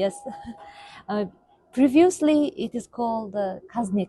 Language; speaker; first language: English; non-native, fluent; Kazakh